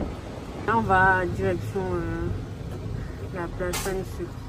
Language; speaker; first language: French; native; French